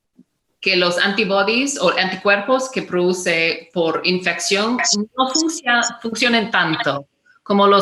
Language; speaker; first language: Spanish; non-native, fluent; English